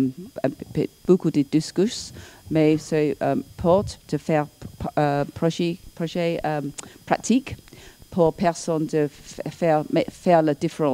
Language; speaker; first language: French; non-native, learner; English